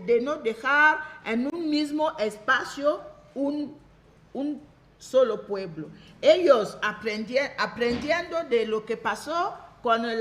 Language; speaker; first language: Spanish; non-native, fluent; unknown